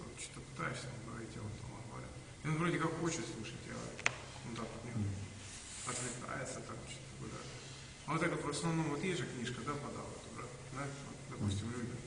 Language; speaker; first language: Russian; non-native, learner; Turkish